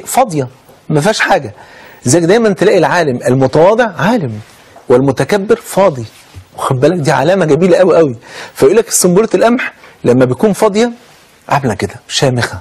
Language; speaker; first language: Arabic; native; Arabic